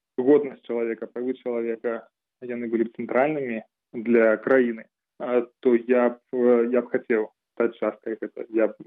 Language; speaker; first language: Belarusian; non-native, local second language; Russian